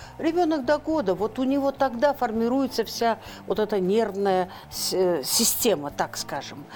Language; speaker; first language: Russian; non-native, local second language; Kyrgyz